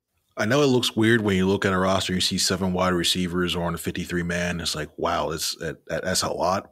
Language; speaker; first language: English; native; English